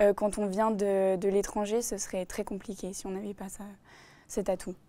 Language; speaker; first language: French; native; French